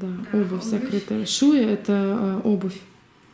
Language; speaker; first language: Russian; native; Russian